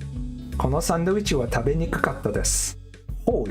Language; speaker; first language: Japanese; non-native, learner; English